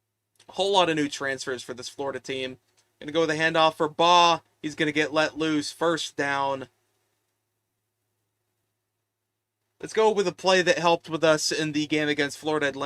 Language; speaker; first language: English; native; English